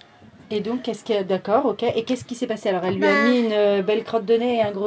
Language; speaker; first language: French; native; French